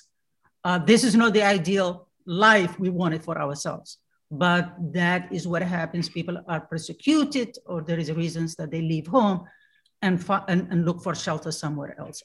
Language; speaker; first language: English; non-native, fluent; Somali